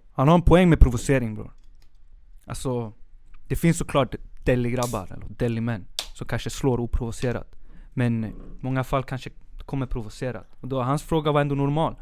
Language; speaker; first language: Swedish; early bilingual, other home language; Spanish